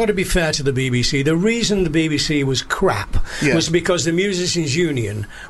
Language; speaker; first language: English; native; English